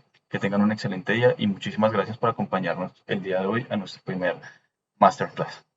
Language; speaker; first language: Spanish; native; Spanish